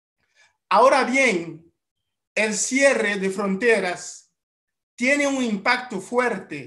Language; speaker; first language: Spanish; non-native, fluent; Haitian Creole